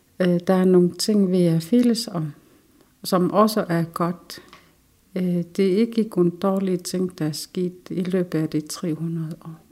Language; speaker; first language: Danish; non-native, local second language; Kalaallisut